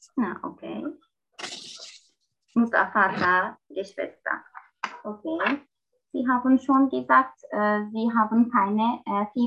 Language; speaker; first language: German; non-native, learner; Turkish